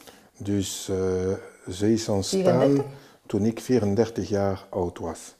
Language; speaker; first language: Dutch; non-native, local second language; French